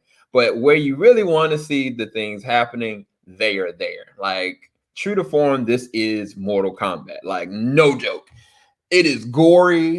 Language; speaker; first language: English; native; English